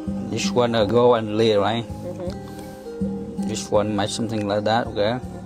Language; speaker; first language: English; non-native, learner; Vietnamese